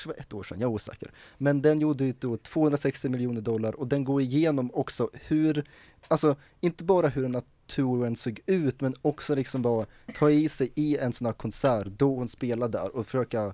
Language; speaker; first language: Swedish; native; Swedish